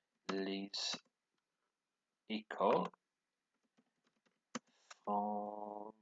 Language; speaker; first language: French; non-native, learner; English